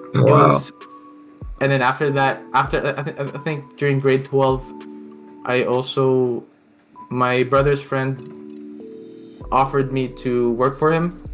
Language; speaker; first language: English; non-native, fluent; Filipino